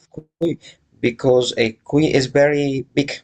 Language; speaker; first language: English; non-native, learner; Spanish